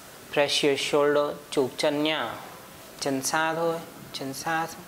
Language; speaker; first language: Vietnamese; non-native, learner; Hindi